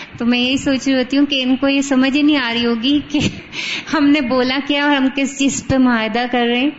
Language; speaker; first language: Urdu; non-native, local second language; Punjabi